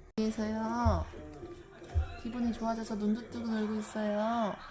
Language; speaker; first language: Korean; native; Korean